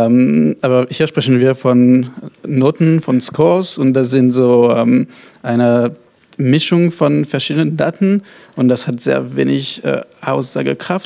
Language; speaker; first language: German; non-native, fluent; French